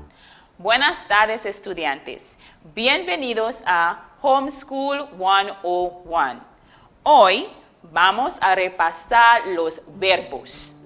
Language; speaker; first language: Spanish; non-native, fluent; English